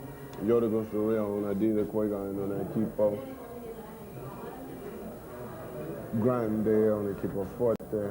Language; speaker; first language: Spanish; non-native, learner; English